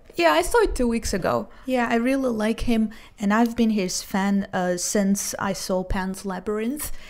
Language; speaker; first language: English; non-native, fluent; Hebrew